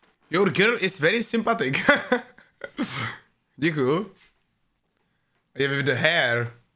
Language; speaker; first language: English; non-native, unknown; Czech